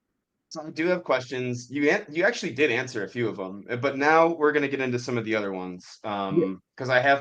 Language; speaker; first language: English; native; English